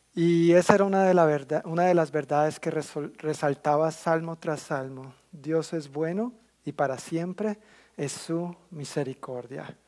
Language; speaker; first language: Spanish; native; Spanish